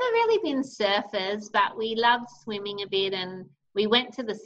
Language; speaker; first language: English; native; English